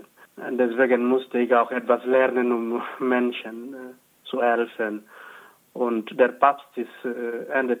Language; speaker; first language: German; non-native, fluent; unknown